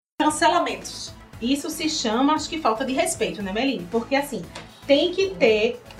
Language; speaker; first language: Portuguese; native; Portuguese